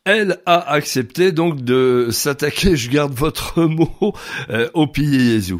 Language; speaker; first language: French; native; French